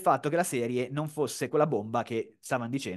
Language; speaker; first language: Italian; native; Italian